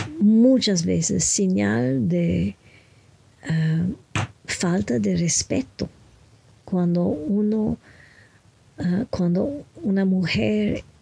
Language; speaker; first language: Spanish; non-native, fluent; French